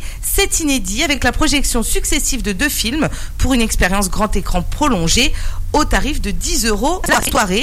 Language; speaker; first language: French; native; French